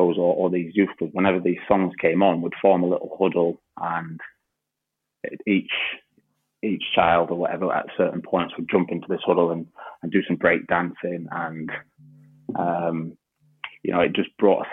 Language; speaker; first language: English; native; English